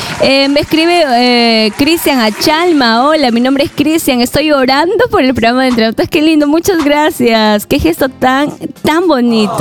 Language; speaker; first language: Spanish; native; Spanish